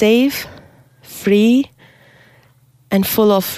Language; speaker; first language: English; non-native, fluent; Arabic